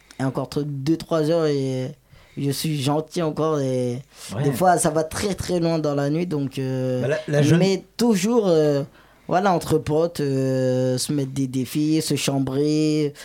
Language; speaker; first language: French; native; French